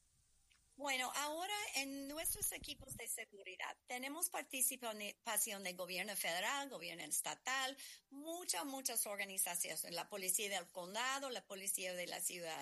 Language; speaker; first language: Spanish; non-native, fluent; English